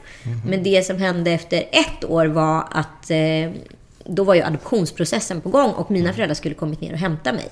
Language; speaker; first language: Swedish; native; Swedish